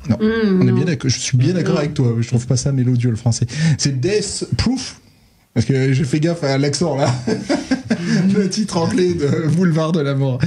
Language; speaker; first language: French; native; French